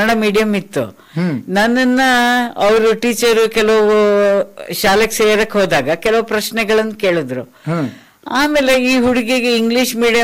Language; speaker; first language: Kannada; non-native, local second language; Konkani